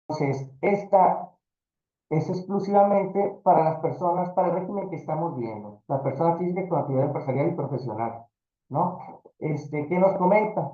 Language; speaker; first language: Spanish; native; Spanish